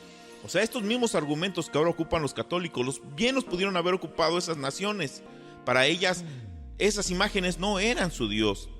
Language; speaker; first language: Spanish; native; Spanish